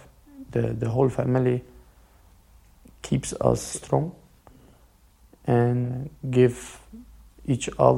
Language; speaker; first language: English; non-native, fluent; Albanian